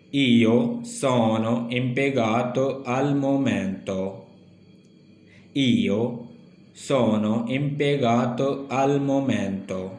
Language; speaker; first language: Italian; non-native, learner; Urdu